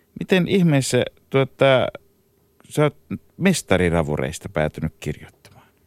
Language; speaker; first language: Finnish; native; Finnish